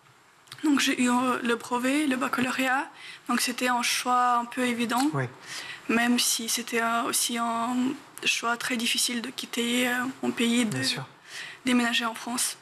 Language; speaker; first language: French; non-native, fluent; Ukrainian